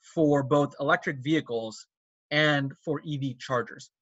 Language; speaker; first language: English; non-native, local second language; Tamil